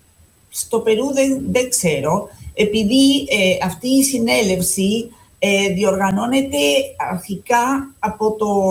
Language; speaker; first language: Greek; non-native, fluent; Spanish